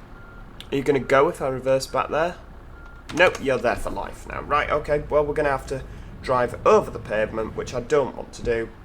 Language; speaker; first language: English; native; English